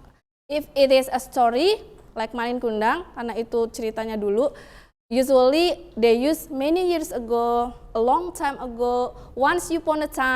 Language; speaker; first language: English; non-native, fluent; Indonesian